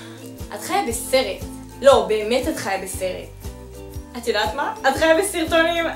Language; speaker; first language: Hebrew; native; Hebrew